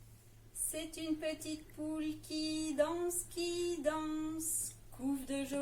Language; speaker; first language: French; native; French